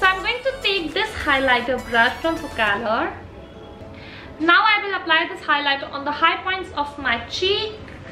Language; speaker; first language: English; non-native, local second language; Hindi